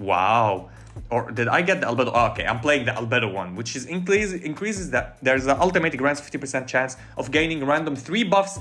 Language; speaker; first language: English; non-native, fluent; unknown